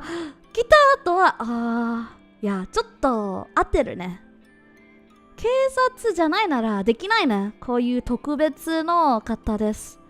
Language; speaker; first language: Japanese; non-native, learner; English